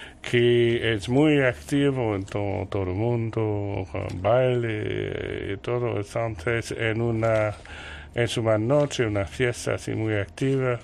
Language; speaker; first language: Spanish; non-native, learner; French